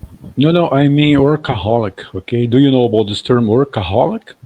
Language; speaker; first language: English; non-native, fluent; Portuguese